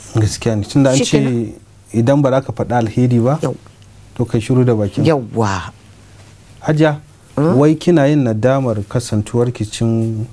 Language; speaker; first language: Hausa; native; Hausa